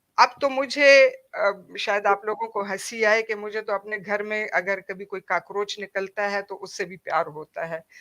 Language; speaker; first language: Hindi; non-native, fluent; Pashto